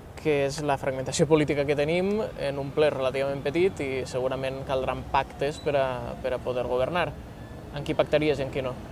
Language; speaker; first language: Catalan; native; Catalan